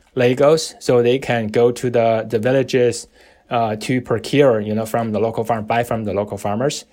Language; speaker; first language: English; non-native, fluent; Chinese